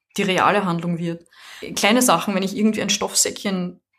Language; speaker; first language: German; native; German